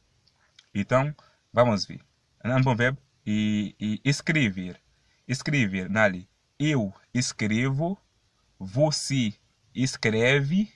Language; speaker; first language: Portuguese; non-native, fluent; Haitian Creole